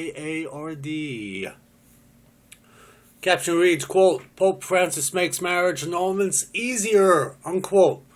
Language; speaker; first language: English; native; English